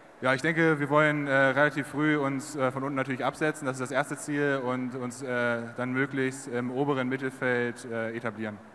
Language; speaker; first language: German; native; German